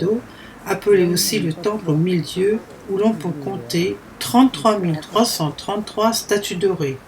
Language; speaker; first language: French; native; French